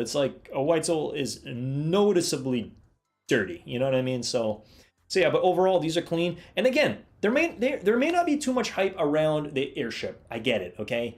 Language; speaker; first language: English; native; English